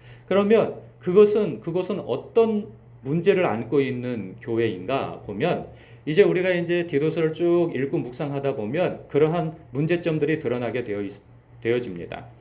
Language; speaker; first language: Korean; native; Korean